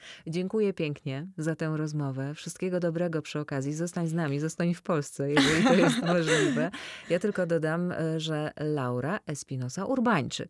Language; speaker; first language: Polish; native; Polish